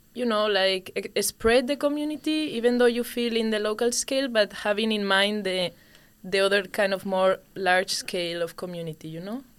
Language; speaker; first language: English; non-native, fluent; Spanish